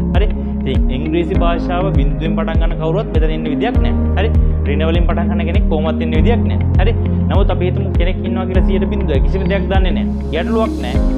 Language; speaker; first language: Sinhala; native; Sinhala